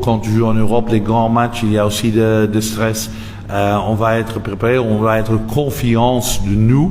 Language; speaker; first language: French; non-native, local second language; Dutch